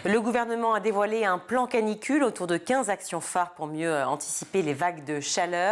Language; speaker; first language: French; native; French